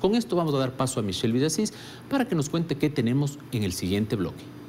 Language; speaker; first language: Spanish; native; Spanish